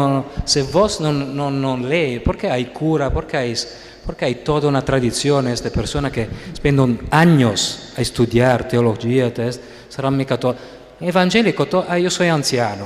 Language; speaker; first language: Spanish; non-native, fluent; Italian